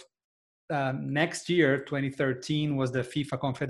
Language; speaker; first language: English; non-native, fluent; Portuguese